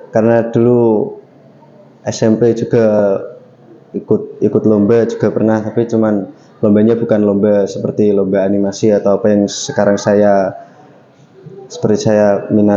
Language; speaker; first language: Indonesian; non-native, local second language; Javanese